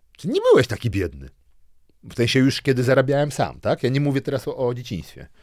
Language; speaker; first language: Polish; early bilingual, other home language; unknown